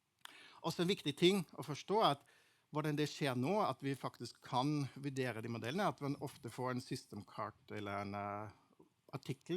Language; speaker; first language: Norwegian; non-native, fluent; German